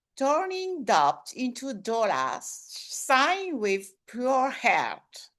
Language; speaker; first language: English; non-native, learner; French